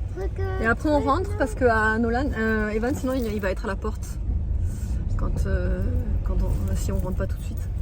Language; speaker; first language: French; native; French